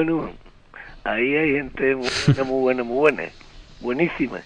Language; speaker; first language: Spanish; native; Spanish